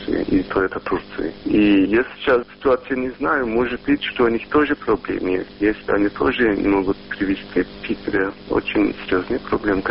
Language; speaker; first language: Russian; non-native, local second language; Turkish